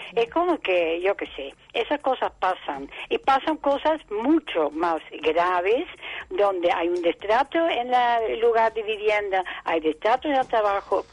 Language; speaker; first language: Spanish; non-native, fluent; Dutch